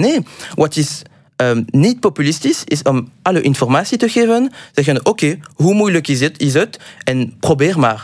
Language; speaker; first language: Dutch; non-native, local second language; French